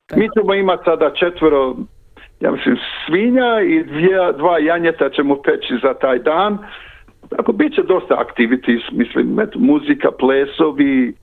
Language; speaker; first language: Croatian; early bilingual, heritage; Croatian